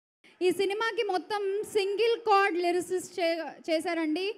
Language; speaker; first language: Telugu; native; Telugu